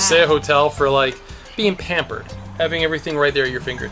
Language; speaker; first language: English; native; English